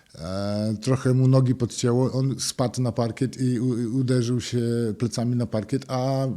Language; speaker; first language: Polish; native; Polish